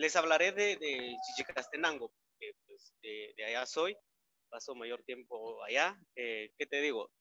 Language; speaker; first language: Spanish; native; Spanish